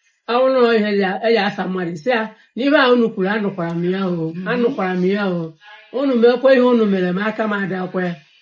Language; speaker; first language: Igbo; native; Igbo